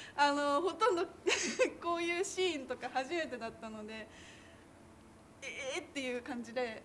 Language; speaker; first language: Japanese; native; Japanese